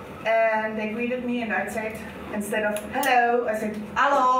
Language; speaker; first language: English; non-native, fluent; German